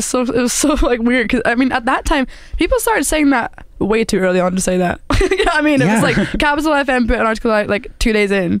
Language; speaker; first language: English; native; English